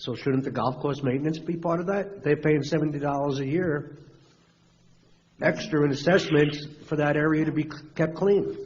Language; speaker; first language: English; native; English